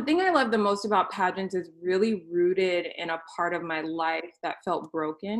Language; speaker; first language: English; native; English